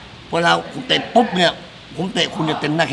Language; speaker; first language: Thai; native; Thai